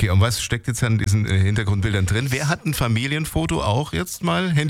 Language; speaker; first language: German; native; German